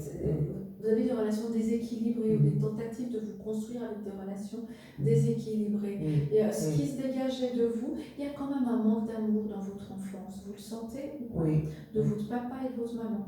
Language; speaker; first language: French; native; French